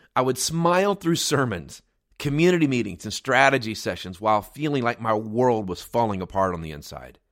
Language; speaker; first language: English; native; English